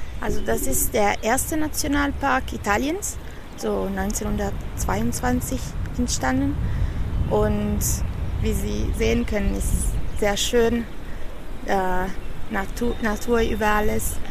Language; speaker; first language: German; non-native, learner; Italian